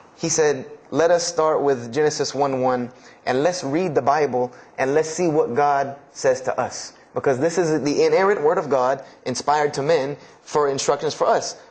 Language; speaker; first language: English; native; English